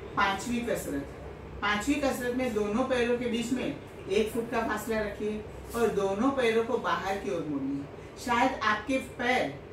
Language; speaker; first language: Hindi; non-native, local second language; Gujarati